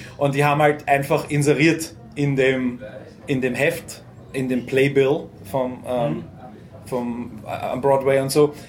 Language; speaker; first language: German; native; German